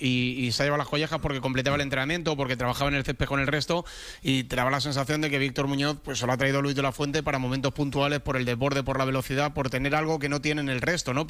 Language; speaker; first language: Spanish; native; Spanish